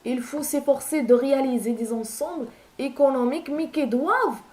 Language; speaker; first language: French; non-native, local second language; Arabic